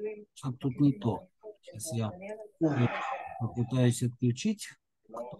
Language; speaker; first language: Russian; native; Russian